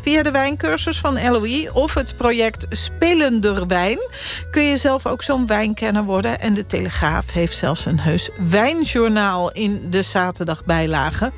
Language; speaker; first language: Dutch; native; Dutch